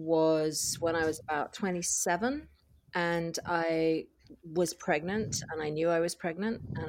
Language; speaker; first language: English; native; English